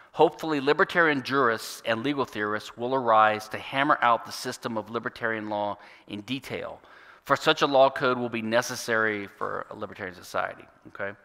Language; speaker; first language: English; native; English